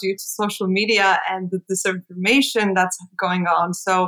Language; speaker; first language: English; non-native, fluent; Turkish